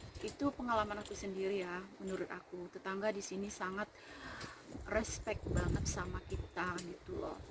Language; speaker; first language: Indonesian; native; Indonesian